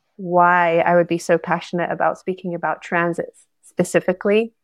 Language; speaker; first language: English; native; English